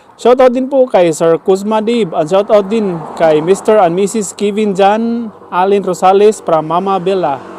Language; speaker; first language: Filipino; non-native, local second language; Cebuano